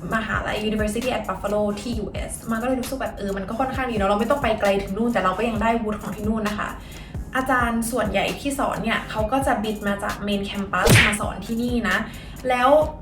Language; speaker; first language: Thai; native; Thai